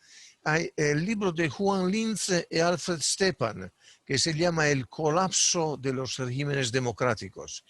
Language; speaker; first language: Spanish; non-native, fluent; Italian